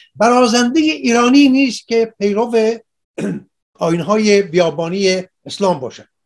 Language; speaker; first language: Persian; non-native, local second language; Assyrian Neo-Aramaic